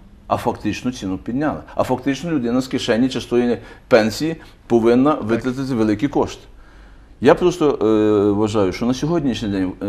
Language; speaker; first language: Ukrainian; native; Ukrainian